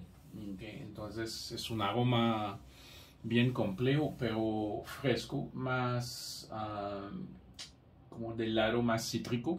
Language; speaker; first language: Spanish; non-native, fluent; English